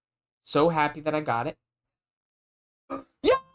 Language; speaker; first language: English; native; English